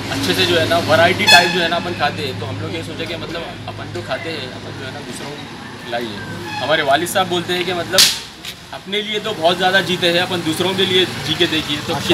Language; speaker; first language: Hindi; non-native, local second language; Urdu